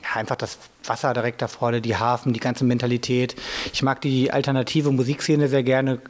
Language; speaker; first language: German; native; German